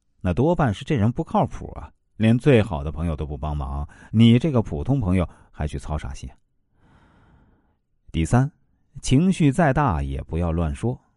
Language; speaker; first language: Chinese; native; Chinese